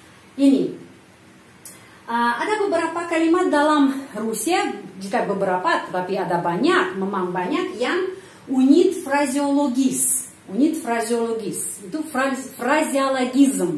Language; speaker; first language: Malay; non-native, fluent; Russian